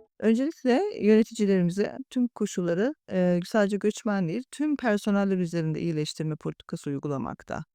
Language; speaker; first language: Turkish; native; Turkish